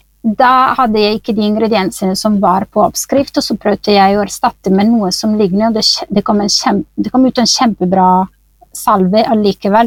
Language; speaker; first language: Norwegian; non-native, fluent; Italian